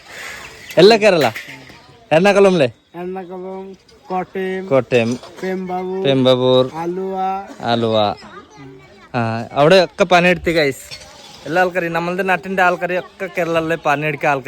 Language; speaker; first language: Malayalam; non-native, learner; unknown